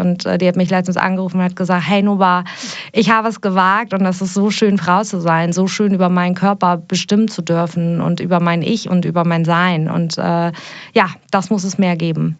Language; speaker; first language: German; early bilingual, other home language; Persian